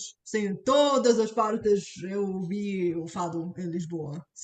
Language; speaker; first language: Portuguese; non-native, learner; Bulgarian